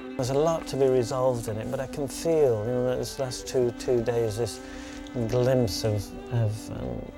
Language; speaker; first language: English; native; English